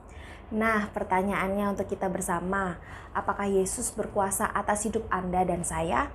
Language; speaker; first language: Indonesian; native; Indonesian